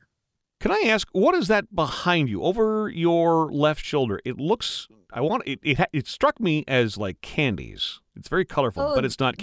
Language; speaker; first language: English; native; English